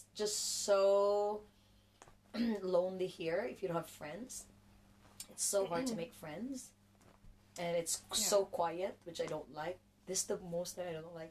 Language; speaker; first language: English; non-native, local second language; Cebuano